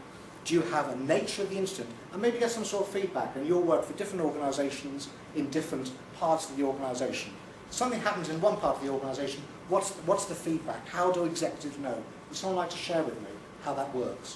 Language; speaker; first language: English; native; English